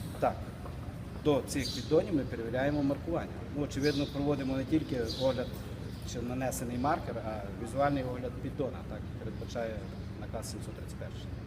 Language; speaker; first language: Ukrainian; native; Ukrainian